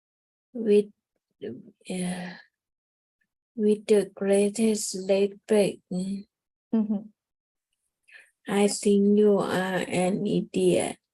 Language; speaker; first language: English; non-native, learner; Thai